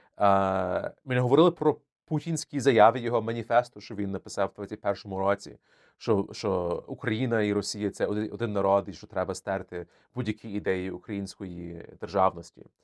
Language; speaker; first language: Ukrainian; early bilingual, heritage; Ukrainian